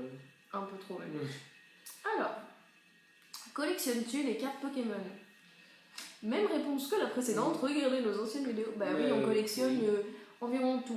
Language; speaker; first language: French; native; French